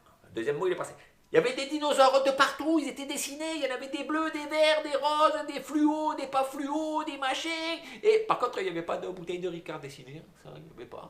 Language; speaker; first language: French; native; French